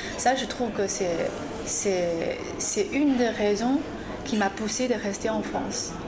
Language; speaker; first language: French; non-native, fluent; Chinese